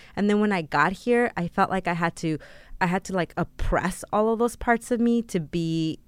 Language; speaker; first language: English; early bilingual, other home language; Spanish